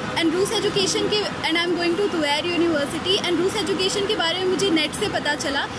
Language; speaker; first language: Hindi; native; Hindi